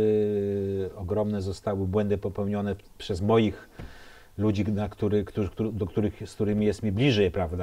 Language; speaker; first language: Polish; native; Polish